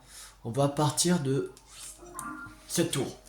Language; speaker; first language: French; native; French